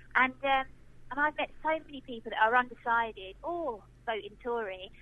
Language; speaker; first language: English; native; English